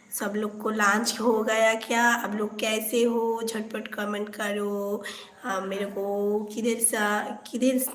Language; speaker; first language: Hindi; non-native, local second language; Bangla